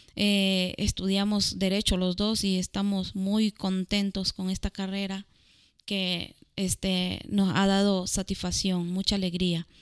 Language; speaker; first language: Spanish; native; Spanish